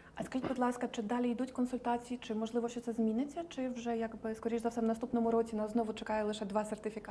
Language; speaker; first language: Ukrainian; native; Ukrainian